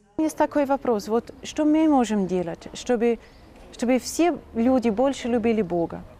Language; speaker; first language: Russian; non-native, fluent; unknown